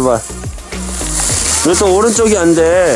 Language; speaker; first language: Korean; native; Korean